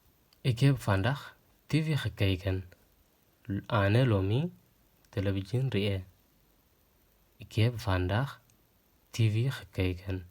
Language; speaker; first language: Dutch; non-native, fluent; Tigrinya